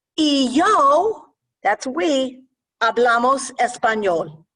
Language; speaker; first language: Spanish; non-native, fluent; English